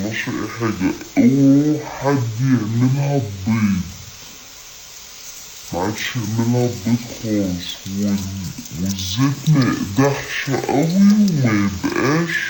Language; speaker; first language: Arabic; native; Arabic